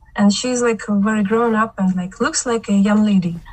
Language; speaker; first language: English; non-native, fluent; Kazakh